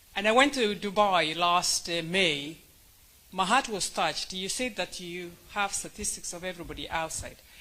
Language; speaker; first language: English; non-native, local second language; Gusii